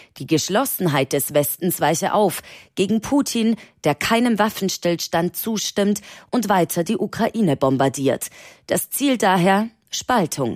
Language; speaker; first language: German; native; German